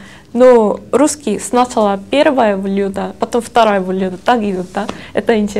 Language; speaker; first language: Russian; non-native, learner; Korean